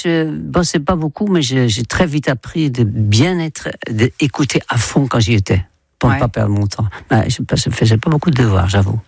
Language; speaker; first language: French; non-native, fluent; Dutch